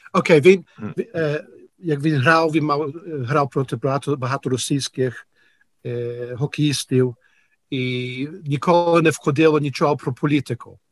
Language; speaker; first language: Ukrainian; early bilingual, heritage; Ukrainian